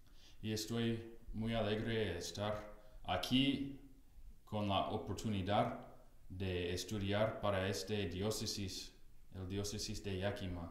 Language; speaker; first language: Spanish; non-native, fluent; English